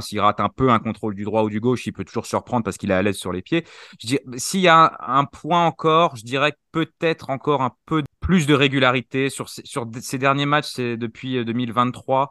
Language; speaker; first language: French; native; French